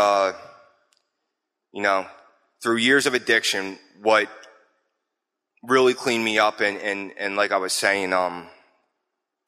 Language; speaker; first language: English; native; English